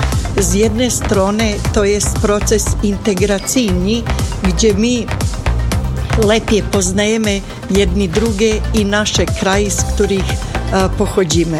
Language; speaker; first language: Polish; non-native, fluent; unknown